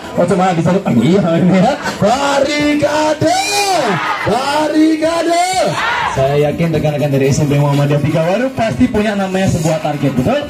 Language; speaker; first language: Indonesian; non-native, local second language; Javanese